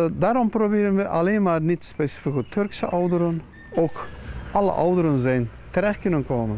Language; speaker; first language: Dutch; non-native, fluent; Turkish